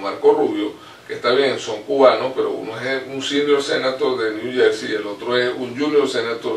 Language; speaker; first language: Spanish; native; Spanish